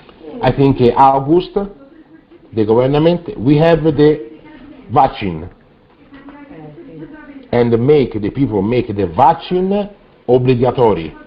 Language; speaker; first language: English; non-native, learner; Italian